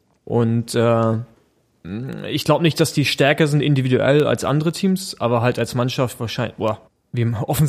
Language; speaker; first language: German; native; German